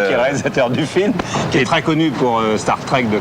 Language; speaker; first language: French; native; French